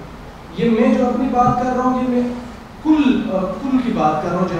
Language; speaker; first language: Urdu; non-native, local second language; Pashto